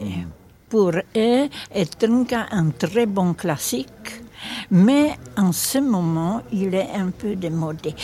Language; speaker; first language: French; non-native, fluent; Czech